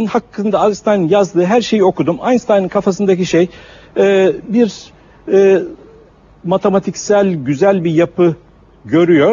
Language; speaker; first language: Turkish; native; Turkish